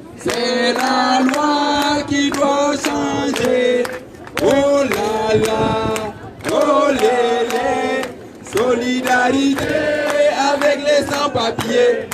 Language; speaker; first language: French; non-native, local second language; Wolof